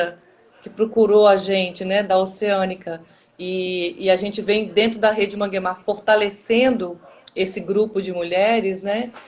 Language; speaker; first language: Portuguese; native; Portuguese